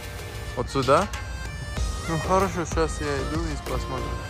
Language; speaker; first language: Russian; non-native, learner; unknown